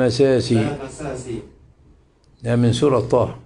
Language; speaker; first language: Arabic; native; Arabic